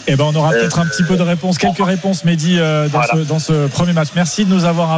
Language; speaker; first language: French; native; French